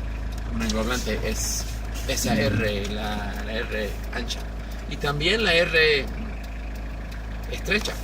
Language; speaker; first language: Spanish; non-native, fluent; English